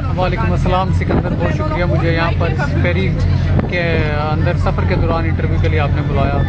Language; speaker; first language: Urdu; native; Urdu